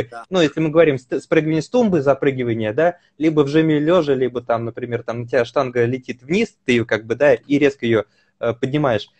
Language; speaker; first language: Russian; native; Russian